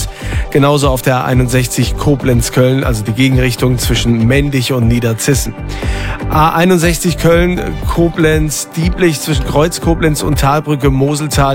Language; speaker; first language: German; native; German